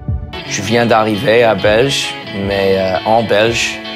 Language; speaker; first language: French; non-native, fluent; English